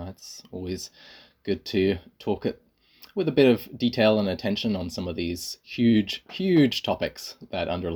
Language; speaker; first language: English; native; English